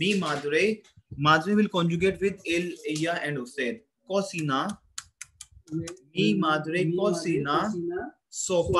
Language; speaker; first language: Spanish; non-native, fluent; Hindi